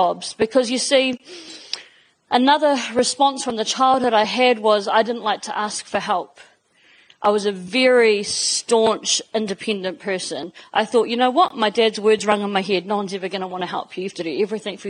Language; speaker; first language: English; native; English